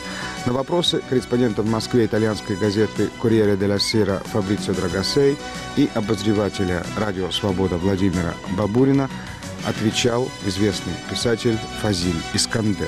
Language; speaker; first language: Russian; native; Russian